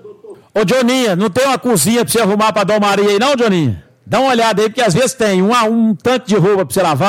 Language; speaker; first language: Portuguese; native; Portuguese